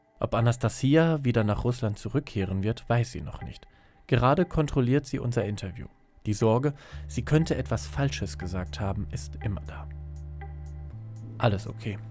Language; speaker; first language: German; native; German